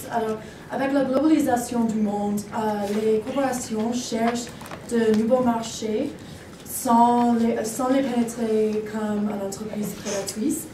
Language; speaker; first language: French; non-native, learner; English